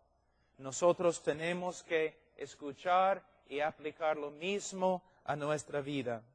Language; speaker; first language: Spanish; non-native, fluent; English